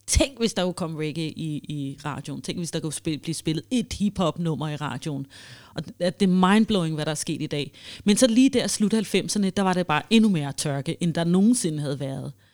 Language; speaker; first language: Danish; early bilingual, heritage; Danish